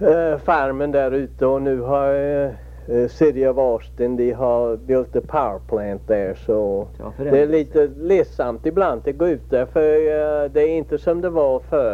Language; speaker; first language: Swedish; early bilingual, heritage; Swedish